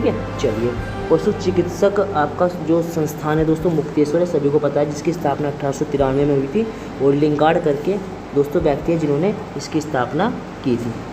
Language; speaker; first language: Hindi; native; Hindi